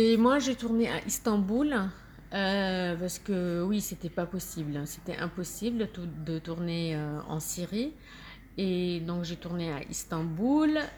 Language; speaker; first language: French; non-native, fluent; Arabic